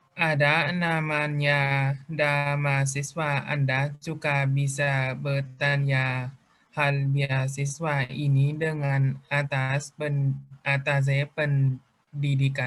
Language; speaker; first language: Indonesian; non-native, learner; Thai